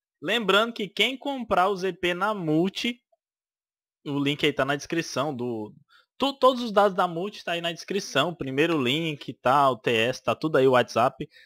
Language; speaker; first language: Portuguese; native; Portuguese